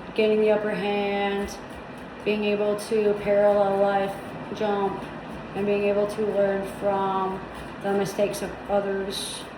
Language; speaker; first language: English; native; English